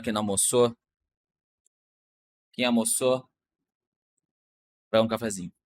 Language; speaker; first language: Portuguese; native; Portuguese